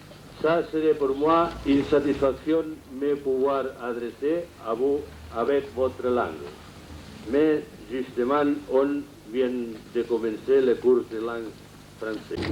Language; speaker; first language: French; non-native, learner; Catalan